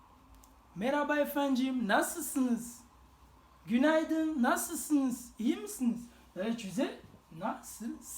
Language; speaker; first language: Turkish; non-native, fluent; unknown